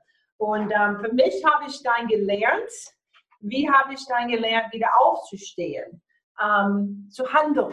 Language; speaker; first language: German; non-native, fluent; English